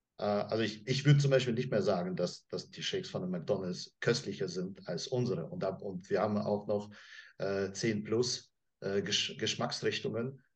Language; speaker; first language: German; non-native, fluent; Russian